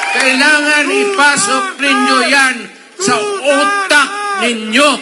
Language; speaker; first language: Filipino; non-native, local second language; Cebuano